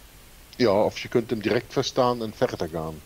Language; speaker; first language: Dutch; non-native, fluent; German